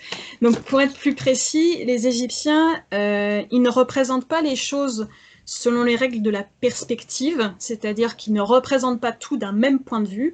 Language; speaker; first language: French; native; French